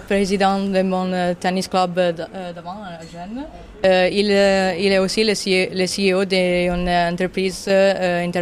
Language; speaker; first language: French; non-native, fluent; Italian